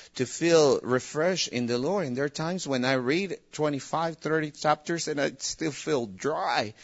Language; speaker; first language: English; non-native, fluent; Spanish